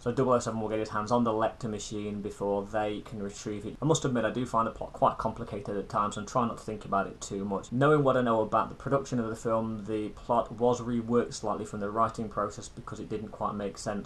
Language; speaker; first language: English; native; English